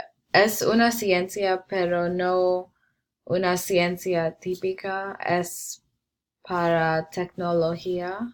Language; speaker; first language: Spanish; non-native, learner; English